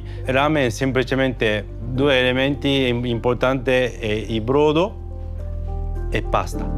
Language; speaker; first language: Italian; non-native, learner; Japanese